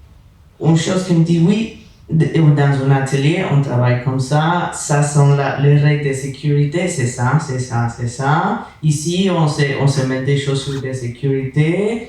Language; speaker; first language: French; non-native, fluent; Spanish